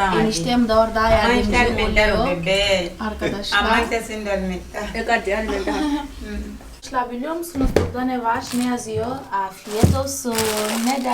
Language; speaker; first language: Turkish; non-native, fluent; Portuguese